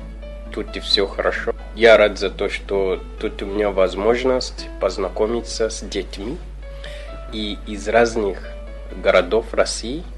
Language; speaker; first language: Russian; non-native, fluent; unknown